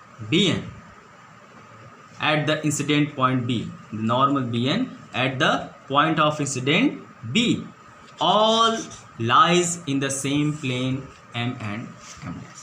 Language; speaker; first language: English; non-native, local second language; Hindi